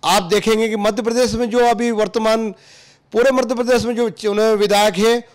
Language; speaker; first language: Hindi; native; Hindi